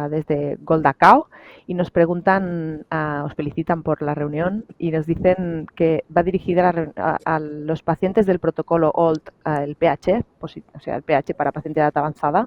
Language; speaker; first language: Spanish; native; Spanish